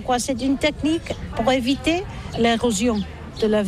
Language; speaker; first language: French; non-native, learner; Catalan